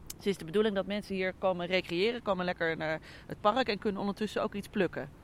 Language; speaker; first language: Dutch; native; Dutch